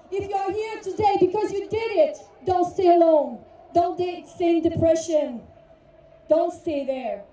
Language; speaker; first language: English; native; English